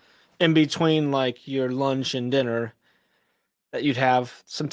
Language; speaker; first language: English; native; English